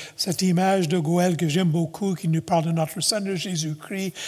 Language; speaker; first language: French; native; French